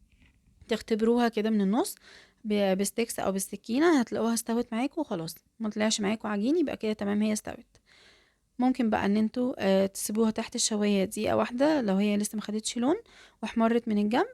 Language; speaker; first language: Arabic; native; Arabic